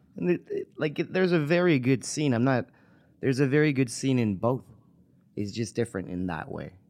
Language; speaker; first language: English; non-native, local second language; French